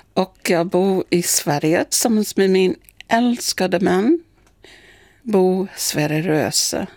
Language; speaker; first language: Swedish; non-native, fluent; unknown